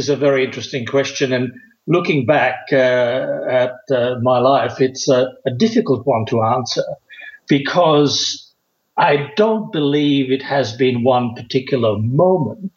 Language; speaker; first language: English; non-native, fluent; German